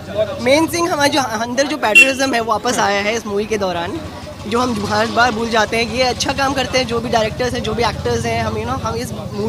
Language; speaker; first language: Hindi; native; Hindi